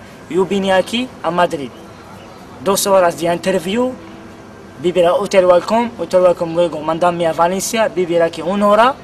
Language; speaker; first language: Spanish; non-native, learner; Kabyle